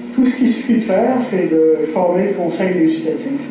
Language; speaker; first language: French; native; French